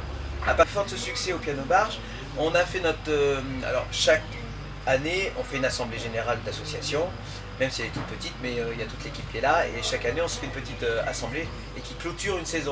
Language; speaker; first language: French; native; French